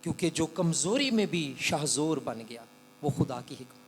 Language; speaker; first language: Urdu; non-native, local second language; Punjabi